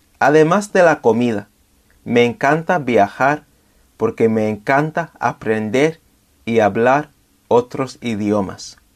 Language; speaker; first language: Spanish; non-native, fluent; English